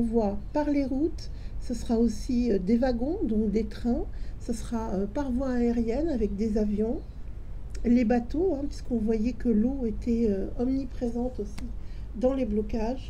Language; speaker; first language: French; native; French